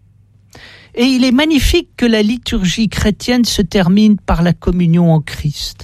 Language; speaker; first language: French; native; French